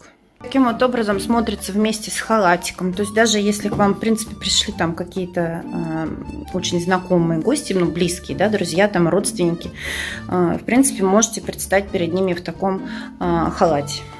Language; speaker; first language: Russian; native; Russian